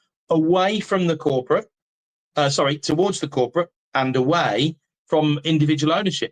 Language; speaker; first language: English; native; English